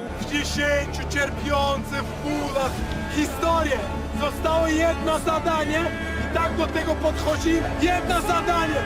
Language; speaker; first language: Polish; non-native, fluent; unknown